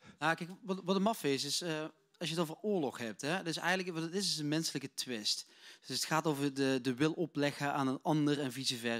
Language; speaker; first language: Dutch; native; Dutch